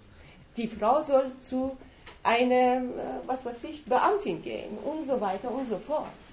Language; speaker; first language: German; non-native, fluent; Persian